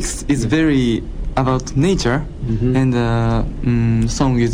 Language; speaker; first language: English; non-native, learner; Japanese